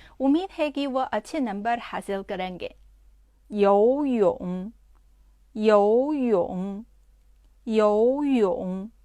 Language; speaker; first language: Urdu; non-native, fluent; Chinese